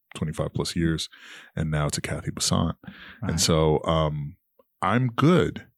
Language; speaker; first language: English; native; English